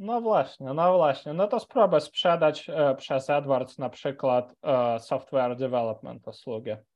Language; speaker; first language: Polish; non-native, fluent; Ukrainian